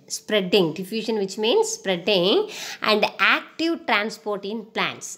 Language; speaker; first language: English; non-native, local second language; Tamil